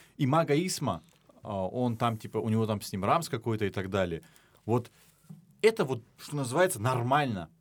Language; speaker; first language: Russian; non-native, local second language; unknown